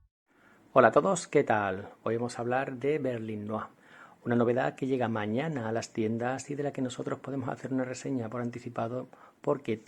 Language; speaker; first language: Spanish; native; Spanish